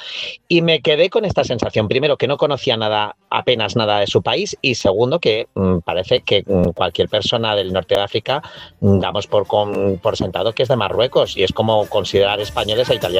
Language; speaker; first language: Spanish; native; Spanish